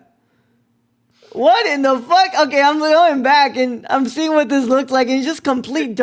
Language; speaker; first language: English; native; English